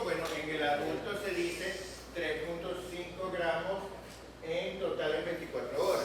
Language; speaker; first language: Spanish; native; Spanish